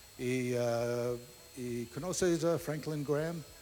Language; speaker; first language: Spanish; non-native, learner; English